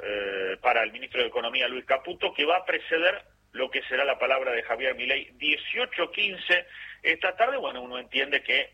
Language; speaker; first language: Spanish; native; Spanish